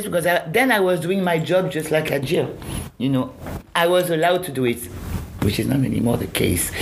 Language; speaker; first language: English; non-native, fluent; French